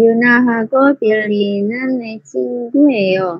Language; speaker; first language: Korean; non-native, learner; Indonesian